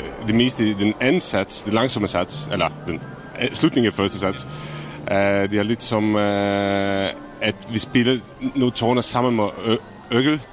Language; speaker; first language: Danish; non-native, fluent; Czech